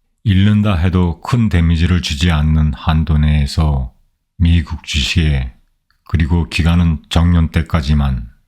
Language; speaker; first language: Korean; native; Korean